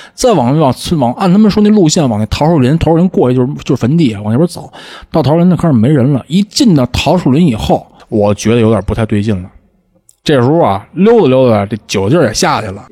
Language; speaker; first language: Chinese; native; Chinese